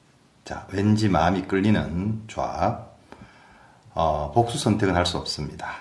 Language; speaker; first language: Korean; native; Korean